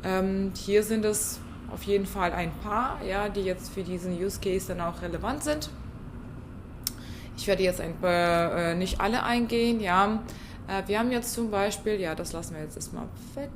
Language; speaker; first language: German; non-native, fluent; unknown